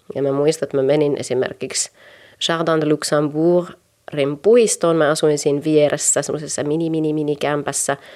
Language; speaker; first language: Finnish; native; Finnish